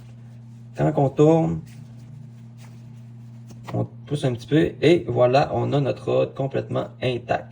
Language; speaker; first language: French; native; French